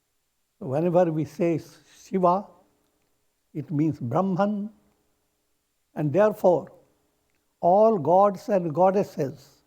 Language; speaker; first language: English; non-native, local second language; Hindi